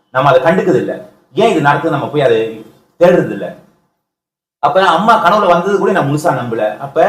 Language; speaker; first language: Tamil; early bilingual, heritage; Tamil